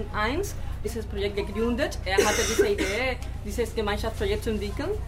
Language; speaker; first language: German; non-native, fluent; Spanish